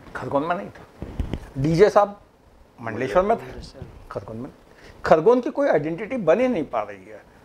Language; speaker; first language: Hindi; native; Hindi